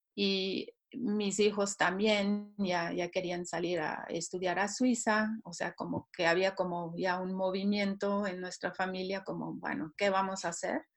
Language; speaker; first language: Spanish; non-native, fluent; Swiss German